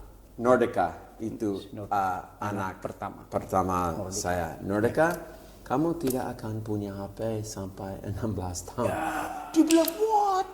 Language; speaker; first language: Indonesian; non-native, fluent; English